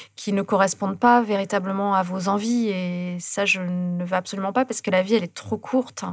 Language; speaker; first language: French; native; French